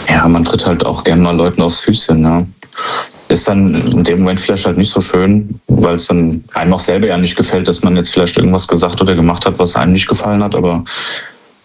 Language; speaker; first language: German; native; German